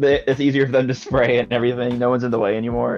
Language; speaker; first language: English; native; English